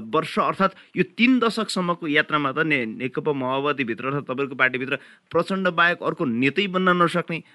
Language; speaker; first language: Nepali; native; Nepali